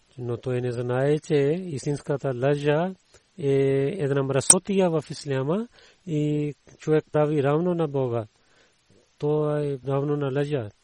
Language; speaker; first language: Bulgarian; non-native, learner; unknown